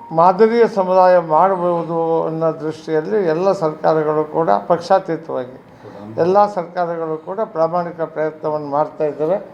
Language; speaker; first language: Kannada; non-native, local second language; Lambadi